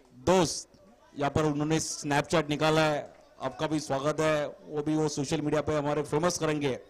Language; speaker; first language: Hindi; non-native, local second language; Marathi